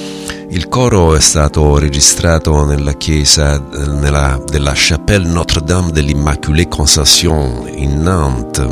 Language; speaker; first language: Italian; native; Italian